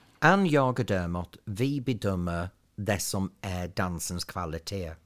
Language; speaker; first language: Swedish; non-native, fluent; English